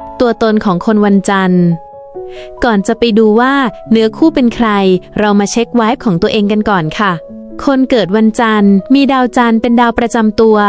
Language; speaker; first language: Thai; native; Thai